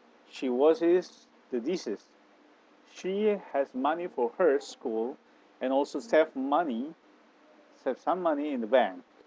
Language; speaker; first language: English; non-native, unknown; Indonesian